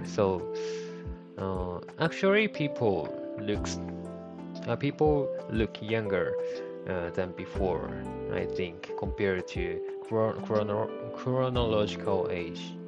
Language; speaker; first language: English; non-native, learner; Japanese